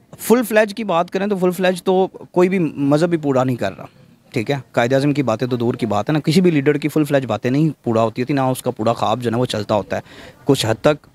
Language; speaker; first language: Urdu; native; Urdu